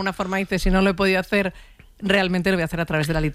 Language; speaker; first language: Spanish; native; Spanish